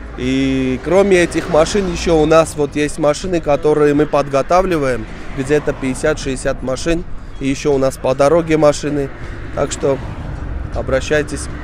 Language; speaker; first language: Russian; non-native, local second language; Armenian